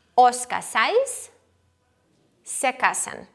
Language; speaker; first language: Spanish; non-native, fluent; Ukrainian